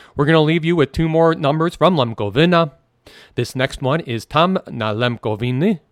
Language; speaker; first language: English; native; English